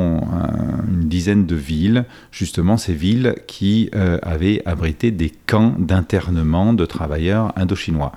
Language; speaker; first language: French; native; French